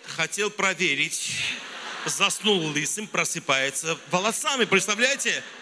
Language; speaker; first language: Russian; non-native, local second language; Armenian